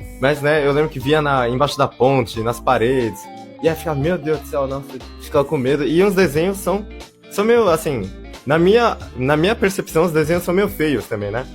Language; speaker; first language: Portuguese; early bilingual, other home language; Japanese